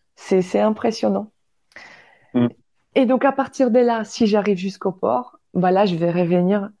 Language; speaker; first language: French; non-native, fluent; Polish